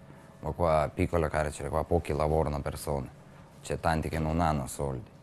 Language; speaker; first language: Italian; non-native, learner; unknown